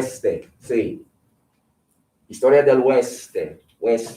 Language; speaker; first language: Spanish; non-native, fluent; English